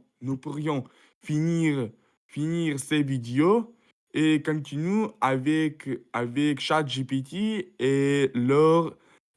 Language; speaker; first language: French; non-native, learner; Russian